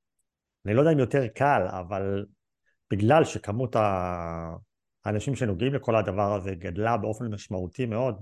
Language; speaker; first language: Hebrew; native; Hebrew